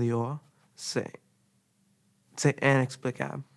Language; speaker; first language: French; non-native, learner; English